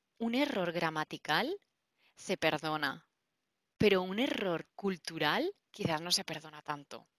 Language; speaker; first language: Spanish; native; Spanish